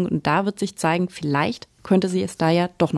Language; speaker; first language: German; native; German